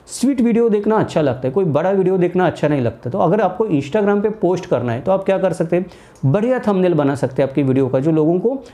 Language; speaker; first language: Hindi; non-native, local second language; Marathi